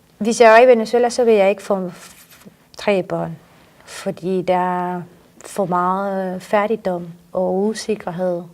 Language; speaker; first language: Danish; non-native, fluent; Spanish